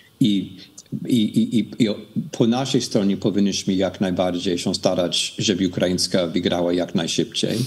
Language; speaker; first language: Polish; non-native, fluent; English